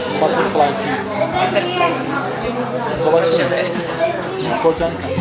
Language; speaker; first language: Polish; non-native, learner; Turkish